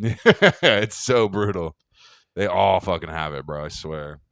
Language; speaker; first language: English; native; English